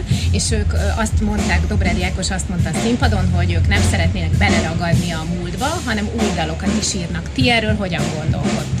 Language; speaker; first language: Hungarian; native; Hungarian